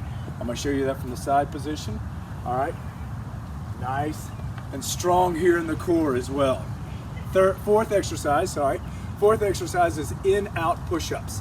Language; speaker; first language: English; native; English